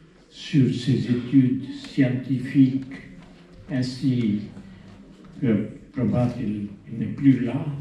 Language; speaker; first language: French; non-native, fluent; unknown